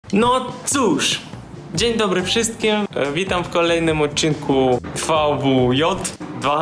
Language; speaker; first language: Polish; non-native, learner; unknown